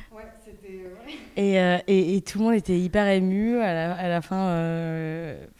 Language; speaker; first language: French; native; French